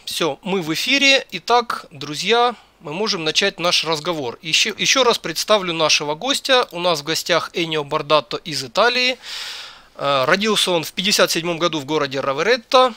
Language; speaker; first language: Russian; native; Russian